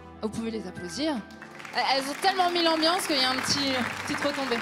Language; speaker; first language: French; native; French